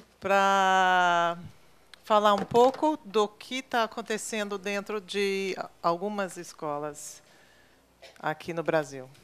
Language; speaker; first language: Portuguese; non-native, fluent; English